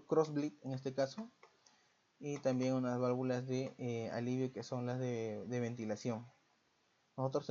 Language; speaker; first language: Spanish; native; Spanish